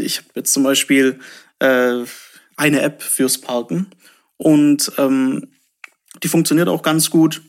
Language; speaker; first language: German; native; German